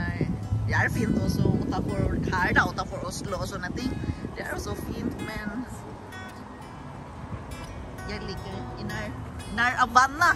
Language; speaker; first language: Norwegian; non-native, learner; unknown